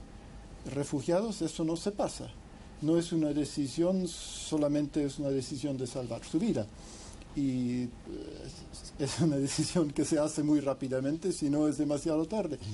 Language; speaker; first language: Spanish; non-native, fluent; English